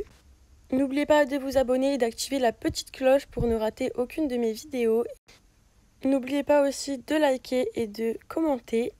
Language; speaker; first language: French; native; French